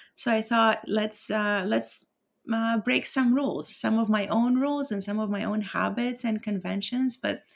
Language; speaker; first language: English; non-native, fluent; Greek